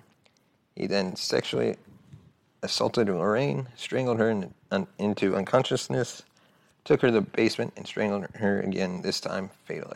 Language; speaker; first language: English; native; English